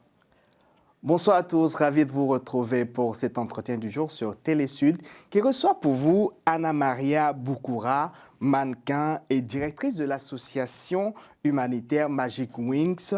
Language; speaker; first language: French; native; French